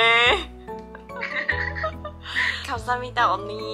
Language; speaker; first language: Korean; non-native, learner; Chinese